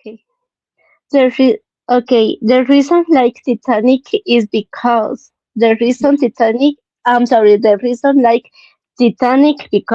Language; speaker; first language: English; non-native, learner; Spanish